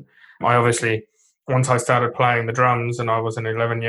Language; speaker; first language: English; non-native, local second language; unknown